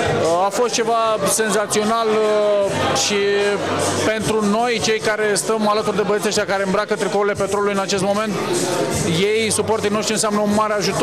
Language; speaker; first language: Romanian; native; Romanian